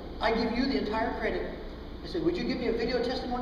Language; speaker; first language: English; native; English